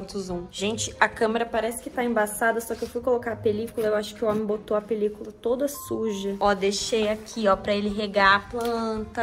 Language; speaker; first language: Portuguese; native; Portuguese